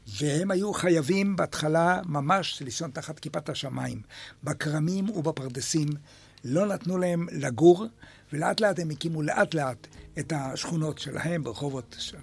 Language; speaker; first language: Hebrew; native; Hebrew